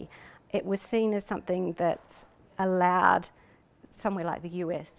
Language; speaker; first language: English; native; English